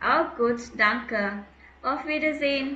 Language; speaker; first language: German; non-native, fluent; Tamil